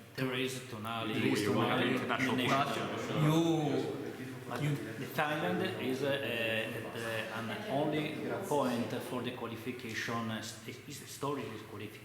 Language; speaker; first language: English; non-native, learner; Italian